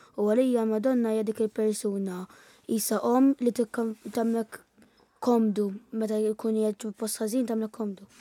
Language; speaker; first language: Maltese; early bilingual, other home language; Italian